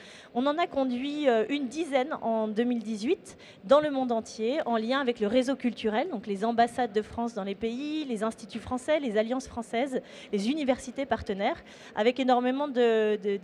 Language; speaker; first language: French; native; French